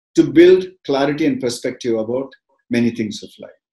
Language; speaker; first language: English; non-native, local second language; Tamil